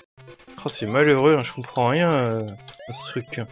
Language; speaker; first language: French; native; French